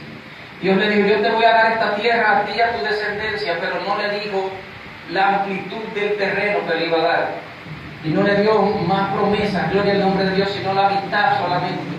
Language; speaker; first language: Spanish; native; Spanish